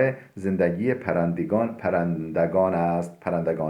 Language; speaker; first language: Persian; non-native, fluent; Turkish